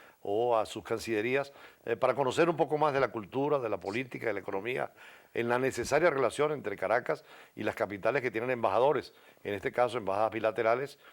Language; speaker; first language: Spanish; native; Spanish